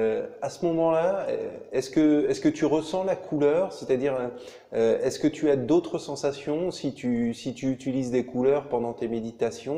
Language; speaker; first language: French; native; French